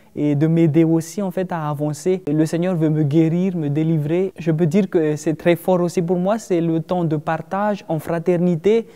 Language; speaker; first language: French; non-native, local second language; Malagasy